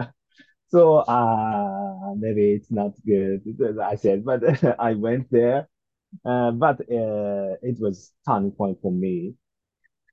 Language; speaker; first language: English; non-native, learner; Japanese